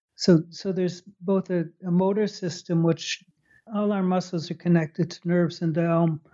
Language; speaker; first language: English; native; English